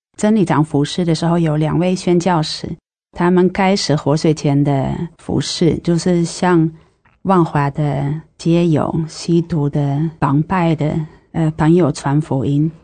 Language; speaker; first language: Chinese; non-native, fluent; Dutch